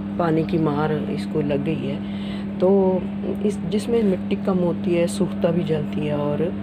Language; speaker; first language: Hindi; non-native, local second language; Punjabi